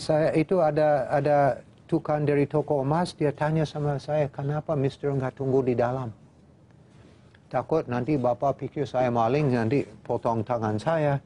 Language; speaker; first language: Indonesian; non-native, fluent; English